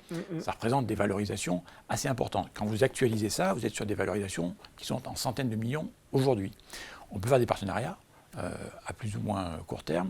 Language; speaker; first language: French; native; French